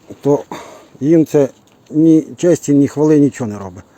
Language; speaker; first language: Ukrainian; native; Ukrainian